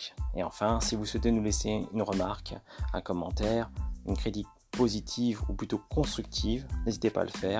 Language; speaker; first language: French; native; French